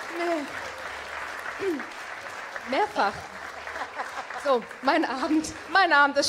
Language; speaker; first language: German; native; German